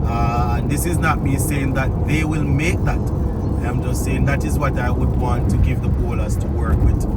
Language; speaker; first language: English; native; English